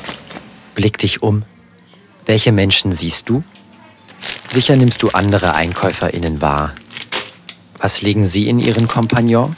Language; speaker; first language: German; native; German